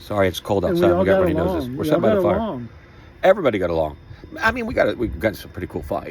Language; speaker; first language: English; native; English